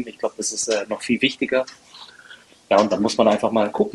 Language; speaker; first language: German; native; German